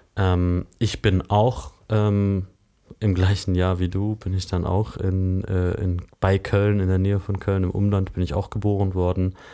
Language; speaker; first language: German; native; German